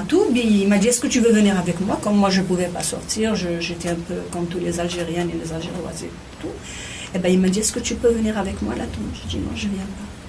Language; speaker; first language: French; non-native, local second language; Kabyle